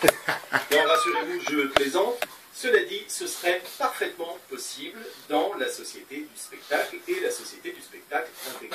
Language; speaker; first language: French; native; French